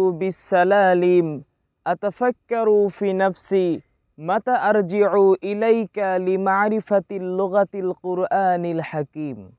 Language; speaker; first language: Arabic; non-native, learner; Bangla